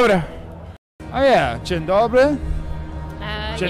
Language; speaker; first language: Polish; non-native, learner; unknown